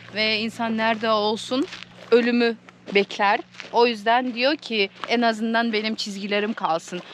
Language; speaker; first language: Turkish; non-native, fluent; Kyrgyz